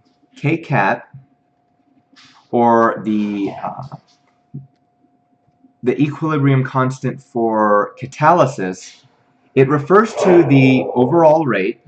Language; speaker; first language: English; native; English